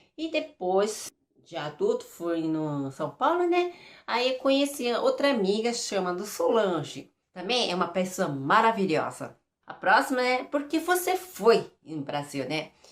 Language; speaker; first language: Portuguese; early bilingual, other home language; Japanese